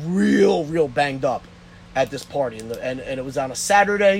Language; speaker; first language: English; native; English